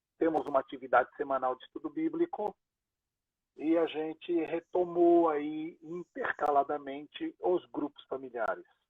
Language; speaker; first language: Portuguese; native; Portuguese